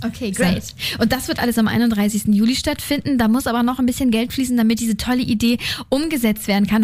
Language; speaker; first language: German; native; German